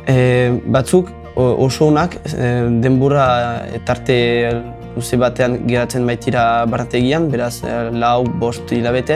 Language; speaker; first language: Basque; non-native, local second language; French